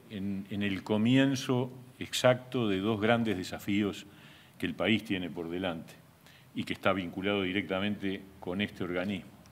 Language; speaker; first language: Spanish; native; Spanish